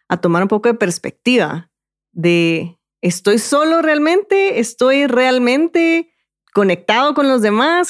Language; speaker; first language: Spanish; native; Spanish